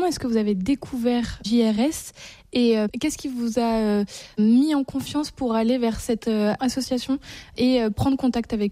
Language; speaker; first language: French; native; French